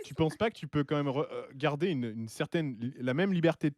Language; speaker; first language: French; native; French